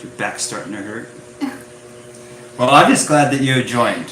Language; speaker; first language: English; native; English